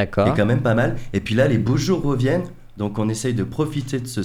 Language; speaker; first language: French; native; French